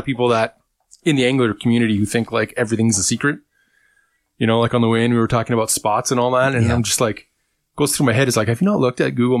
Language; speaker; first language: English; native; English